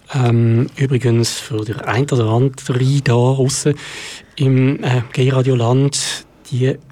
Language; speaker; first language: German; native; German